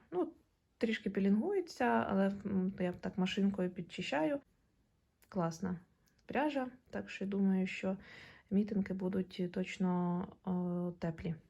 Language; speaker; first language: Ukrainian; non-native, local second language; Russian